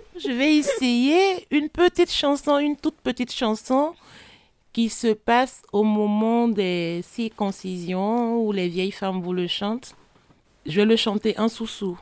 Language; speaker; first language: French; non-native, local second language; Susu